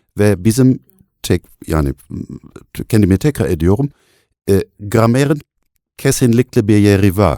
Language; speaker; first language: Turkish; non-native, fluent; German